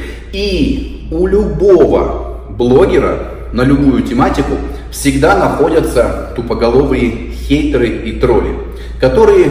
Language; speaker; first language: Russian; native; Russian